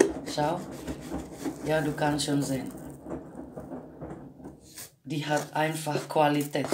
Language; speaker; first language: German; non-native, learner; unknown